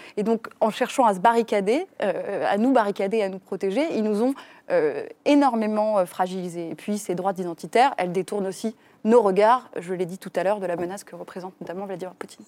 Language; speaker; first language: French; native; French